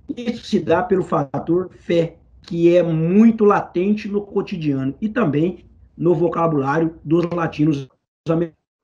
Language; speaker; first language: Portuguese; native; Portuguese